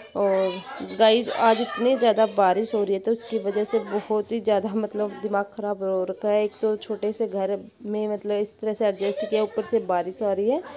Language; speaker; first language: Hindi; native; Hindi